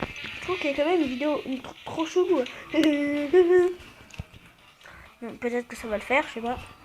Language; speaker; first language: French; native; French